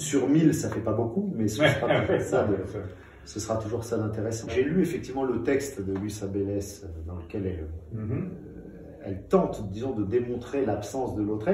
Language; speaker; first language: French; native; French